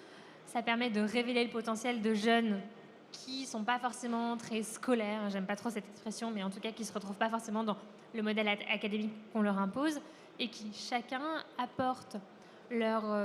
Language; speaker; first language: French; native; French